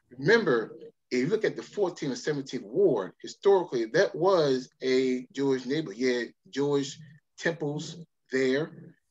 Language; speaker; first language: English; native; English